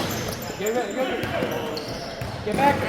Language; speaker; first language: English; native; English